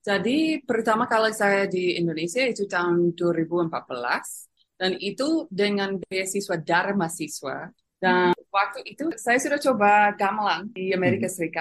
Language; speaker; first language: Indonesian; non-native, fluent; English